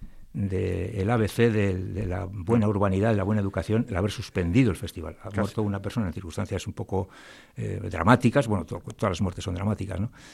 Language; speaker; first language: Spanish; native; Spanish